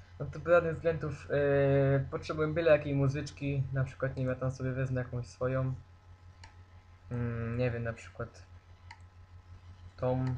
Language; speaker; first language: Polish; native; Polish